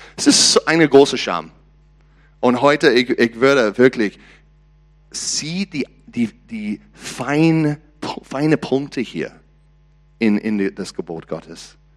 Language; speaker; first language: German; non-native, learner; English